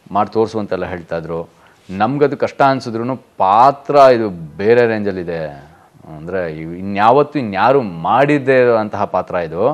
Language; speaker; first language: Kannada; native; Kannada